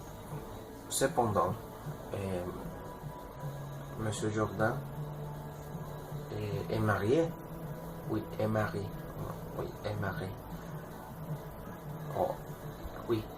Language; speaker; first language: French; non-native, learner; Spanish